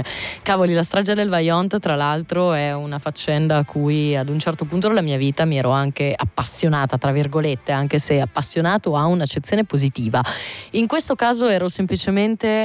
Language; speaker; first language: Italian; native; Italian